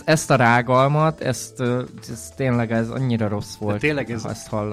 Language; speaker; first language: Hungarian; native; Hungarian